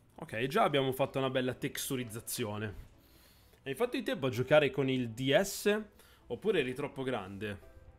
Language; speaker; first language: Italian; native; Italian